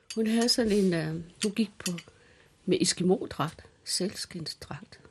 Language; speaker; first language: Danish; early bilingual, other home language; Kalaallisut